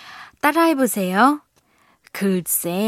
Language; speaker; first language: Korean; non-native, fluent; Vietnamese